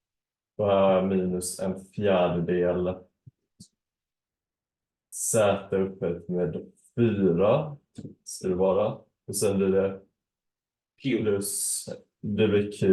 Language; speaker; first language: Swedish; native; Swedish